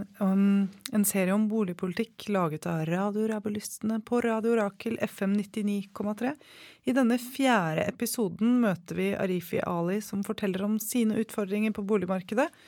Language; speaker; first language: Norwegian; native; Norwegian